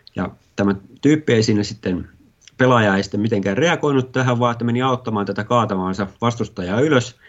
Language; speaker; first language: Finnish; native; Finnish